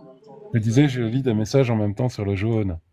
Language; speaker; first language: French; native; French